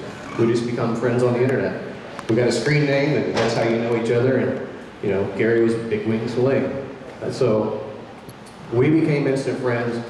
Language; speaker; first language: English; native; English